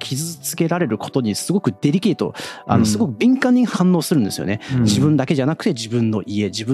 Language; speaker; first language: Japanese; native; Japanese